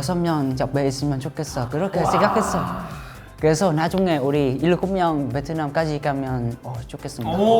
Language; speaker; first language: Korean; non-native, learner; Vietnamese